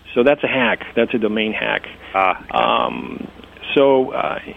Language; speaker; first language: English; non-native, fluent; Greek